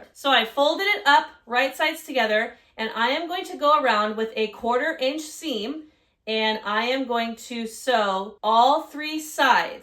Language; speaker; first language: English; native; English